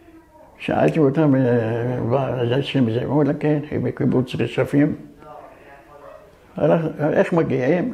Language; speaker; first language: Hebrew; early bilingual, other home language; Arabic